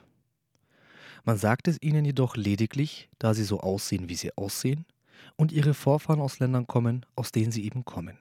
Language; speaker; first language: German; early bilingual, other home language; Turkish